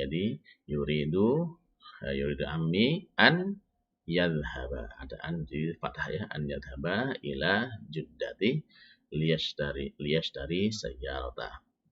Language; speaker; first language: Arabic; non-native, fluent; Indonesian